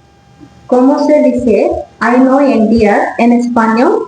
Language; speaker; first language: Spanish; non-native, fluent; Telugu